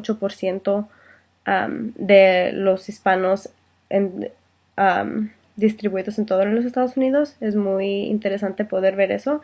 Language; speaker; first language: Spanish; early bilingual, heritage; Spanish